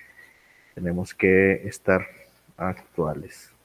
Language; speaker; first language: Spanish; native; Spanish